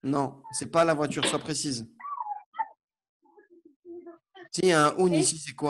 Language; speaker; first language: French; native; French